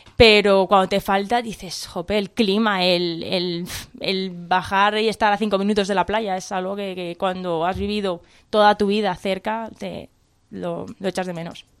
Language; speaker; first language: Spanish; early bilingual, heritage; Spanish